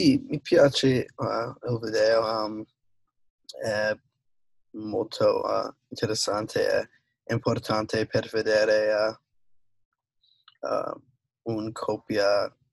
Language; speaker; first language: Italian; non-native, learner; English